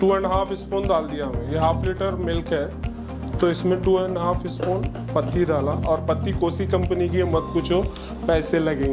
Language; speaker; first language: Hindi; native; Hindi